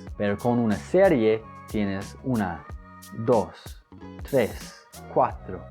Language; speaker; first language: Spanish; non-native, fluent; English